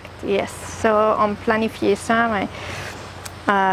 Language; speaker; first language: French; non-native, learner; German